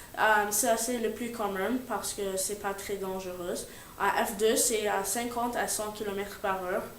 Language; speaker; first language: French; non-native, learner; English